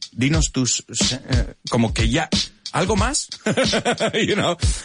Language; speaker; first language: Spanish; early bilingual, heritage; Spanish